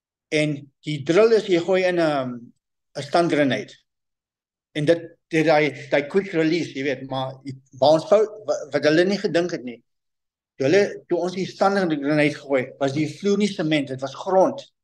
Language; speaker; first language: Afrikaans; non-native, local second language; English